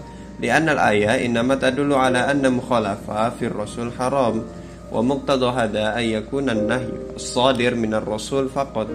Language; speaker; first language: Arabic; non-native, learner; Indonesian